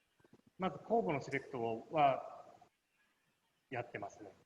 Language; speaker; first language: Japanese; native; Japanese